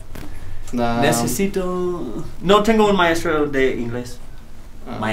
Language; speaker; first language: Spanish; non-native, learner; English